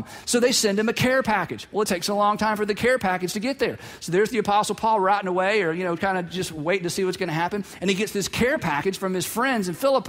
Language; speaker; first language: English; native; English